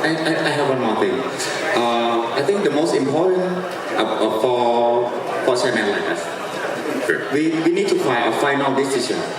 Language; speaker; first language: English; non-native, fluent; Thai